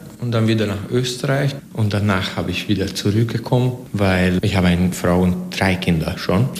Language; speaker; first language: German; non-native, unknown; Hungarian